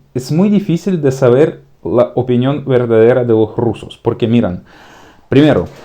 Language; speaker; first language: Spanish; non-native, fluent; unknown